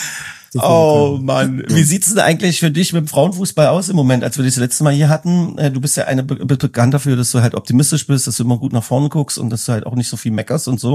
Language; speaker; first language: German; native; German